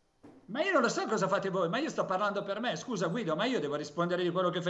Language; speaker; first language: Italian; native; Italian